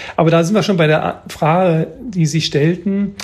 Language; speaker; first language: German; native; German